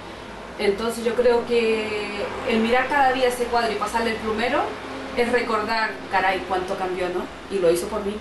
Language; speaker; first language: Spanish; native; Spanish